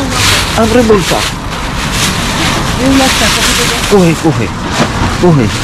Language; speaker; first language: Spanish; non-native, learner; Filipino